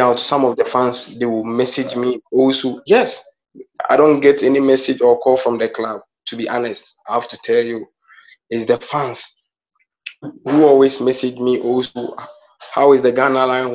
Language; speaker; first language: English; non-native, local second language; Akan